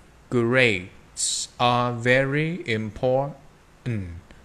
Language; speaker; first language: English; non-native, fluent; Vietnamese